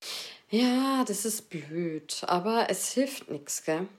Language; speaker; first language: German; native; German